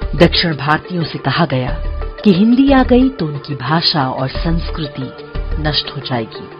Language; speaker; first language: Hindi; native; Hindi